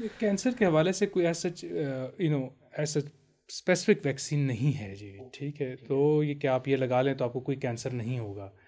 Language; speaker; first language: Urdu; native; Urdu